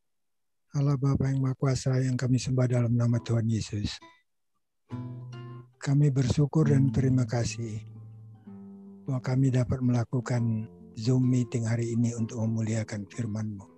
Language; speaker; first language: Indonesian; native; Indonesian